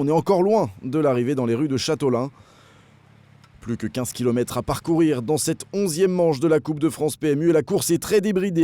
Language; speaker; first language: French; native; French